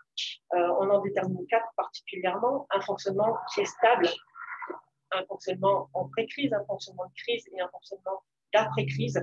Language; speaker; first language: French; native; French